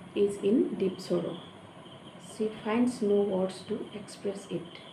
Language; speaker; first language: English; non-native, local second language; Assamese